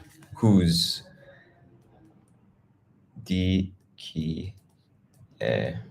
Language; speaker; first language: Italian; non-native, learner; English